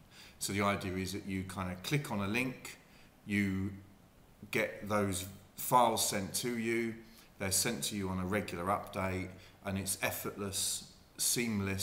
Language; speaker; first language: English; native; English